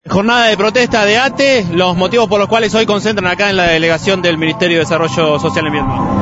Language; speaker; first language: Spanish; native; Spanish